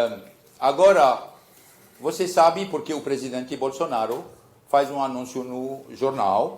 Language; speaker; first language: Portuguese; early bilingual, heritage; Portuguese